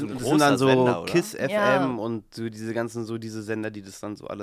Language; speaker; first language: German; native; German